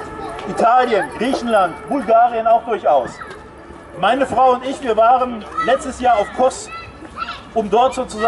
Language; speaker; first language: German; native; German